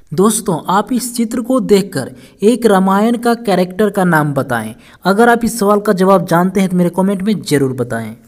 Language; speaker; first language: Hindi; native; Hindi